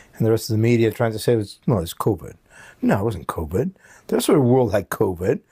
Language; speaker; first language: English; early bilingual, other home language; Spanish